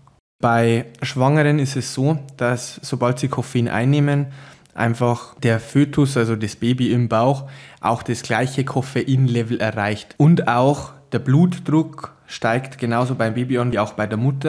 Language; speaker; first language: German; native; German